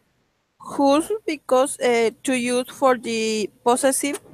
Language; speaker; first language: English; non-native, learner; Spanish